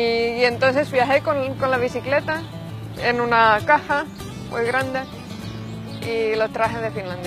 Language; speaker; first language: Spanish; non-native, fluent; Finnish